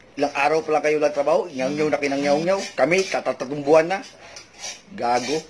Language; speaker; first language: Filipino; native; Filipino